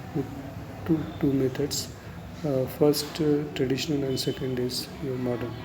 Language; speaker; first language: English; non-native, local second language; Hindi